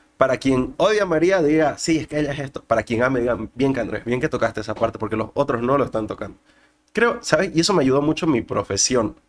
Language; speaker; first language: Spanish; native; Spanish